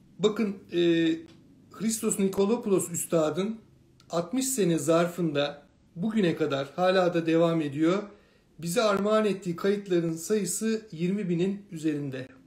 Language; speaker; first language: Turkish; native; Turkish